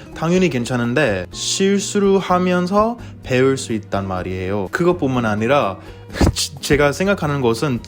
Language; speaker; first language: Korean; non-native, fluent; English